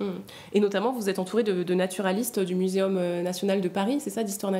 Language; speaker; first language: French; native; French